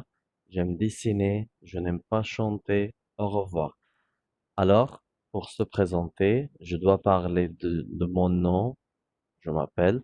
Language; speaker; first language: French; non-native, fluent; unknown